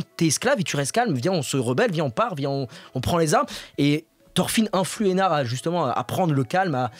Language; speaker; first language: French; native; French